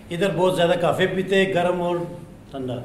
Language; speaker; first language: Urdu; non-native, local second language; Punjabi